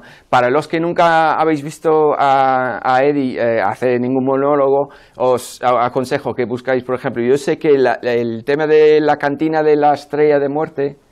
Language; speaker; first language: Spanish; non-native, fluent; English